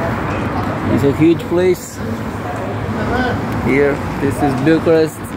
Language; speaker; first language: English; non-native, learner; Romanian